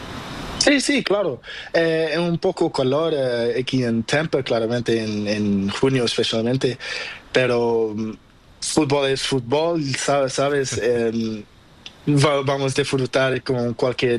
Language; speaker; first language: Spanish; non-native, learner; Portuguese